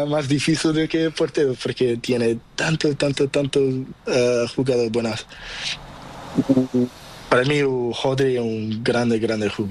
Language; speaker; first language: Spanish; non-native, learner; Portuguese